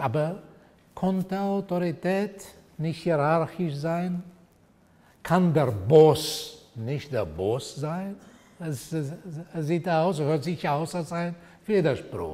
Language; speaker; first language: German; non-native, fluent; Portuguese